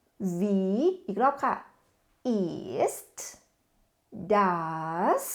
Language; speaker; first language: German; non-native, fluent; Thai